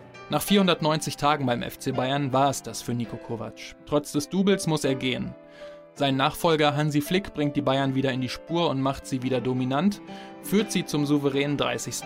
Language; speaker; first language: German; native; German